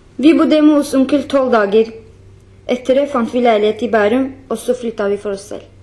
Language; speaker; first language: Norwegian; non-native, fluent; Kurdish